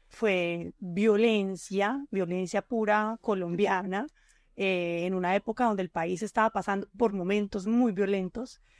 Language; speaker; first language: Spanish; native; Spanish